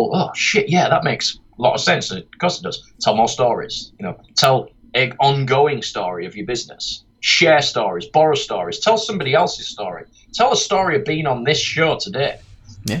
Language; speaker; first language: English; native; English